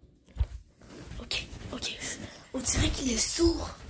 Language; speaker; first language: French; native; French